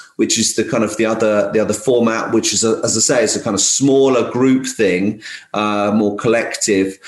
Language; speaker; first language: English; native; English